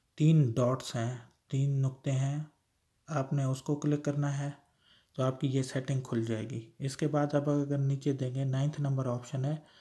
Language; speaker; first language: Urdu; non-native, local second language; Sindhi